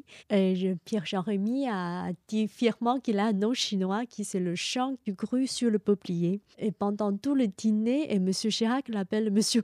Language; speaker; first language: French; non-native, fluent; Chinese